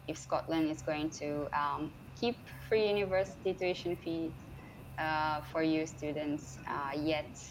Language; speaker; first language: English; non-native, fluent; Romanian